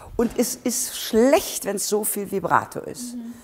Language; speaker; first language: German; native; German